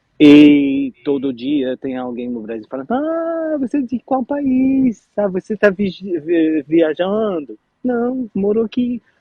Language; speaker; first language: Portuguese; non-native, fluent; French